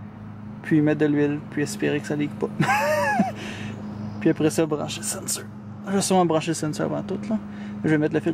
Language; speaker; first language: French; native; French